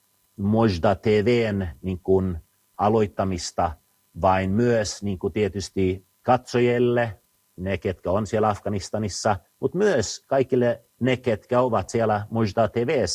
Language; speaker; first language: Finnish; non-native, fluent; Swedish